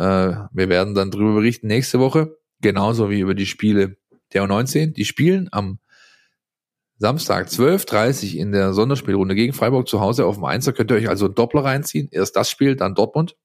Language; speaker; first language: German; native; German